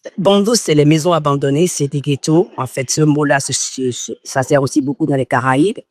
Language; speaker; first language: French; non-native, local second language; Fon